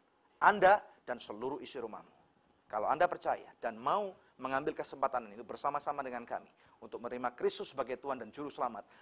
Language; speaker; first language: Indonesian; native; Indonesian